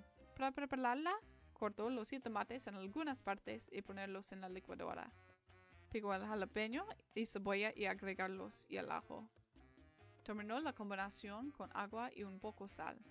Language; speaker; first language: Spanish; non-native, learner; English